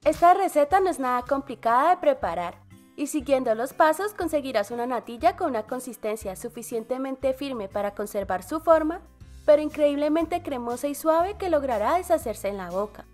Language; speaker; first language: Spanish; native; Spanish